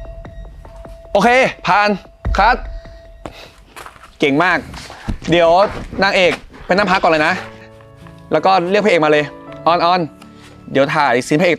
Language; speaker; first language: Thai; native; Thai